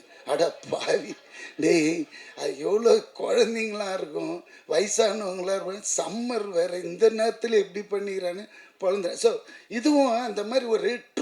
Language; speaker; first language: Tamil; native; Tamil